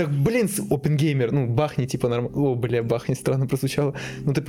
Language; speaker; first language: Russian; native; Russian